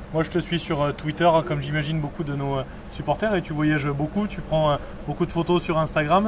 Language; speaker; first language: French; native; French